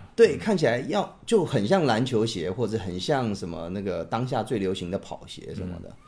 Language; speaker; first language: Chinese; native; Chinese